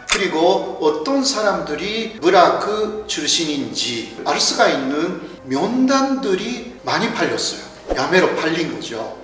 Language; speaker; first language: Korean; non-native, fluent; Japanese